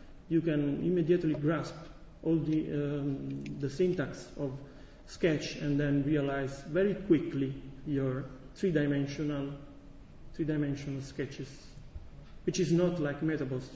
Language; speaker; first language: English; non-native, fluent; Italian